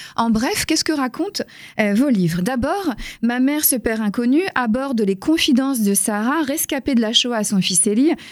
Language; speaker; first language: French; native; French